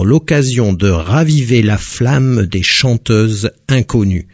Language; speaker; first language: French; native; French